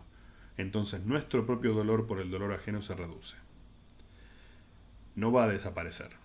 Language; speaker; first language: Spanish; native; Spanish